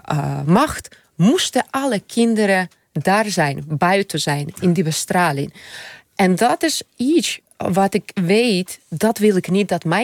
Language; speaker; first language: Dutch; non-native, fluent; Ukrainian